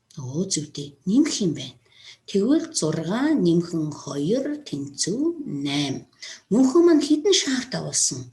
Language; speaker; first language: Mongolian; non-native, local second language; Kazakh